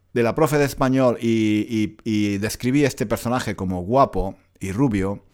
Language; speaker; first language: Spanish; native; Spanish